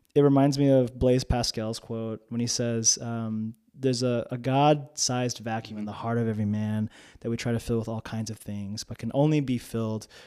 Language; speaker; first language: English; early bilingual, other home language; Japanese